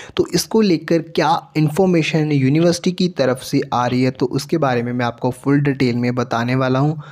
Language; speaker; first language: Hindi; non-native, local second language; Punjabi